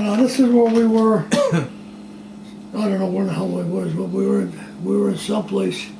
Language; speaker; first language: English; native; English